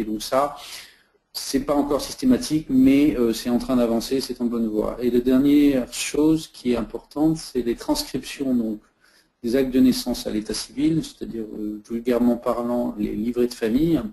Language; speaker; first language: French; native; French